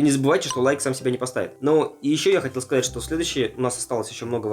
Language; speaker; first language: Russian; native; Russian